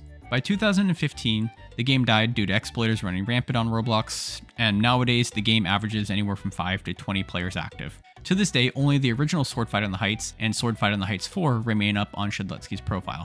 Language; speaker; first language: English; native; English